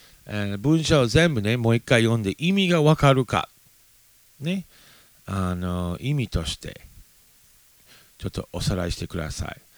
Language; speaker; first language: Japanese; non-native, fluent; English